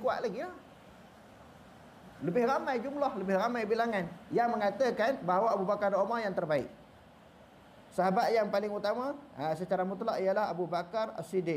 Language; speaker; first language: Malay; native; Malay